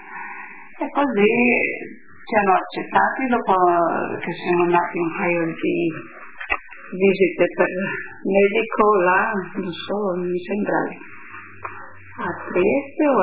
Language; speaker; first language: Italian; early bilingual, heritage; Italian